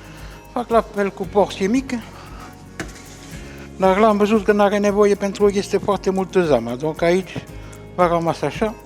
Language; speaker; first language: Romanian; non-native, fluent; French